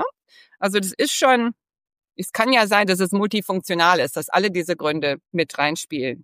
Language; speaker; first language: German; early bilingual, heritage; English